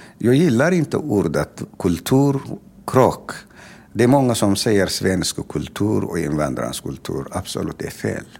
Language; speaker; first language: Swedish; non-native, fluent; Tigrinya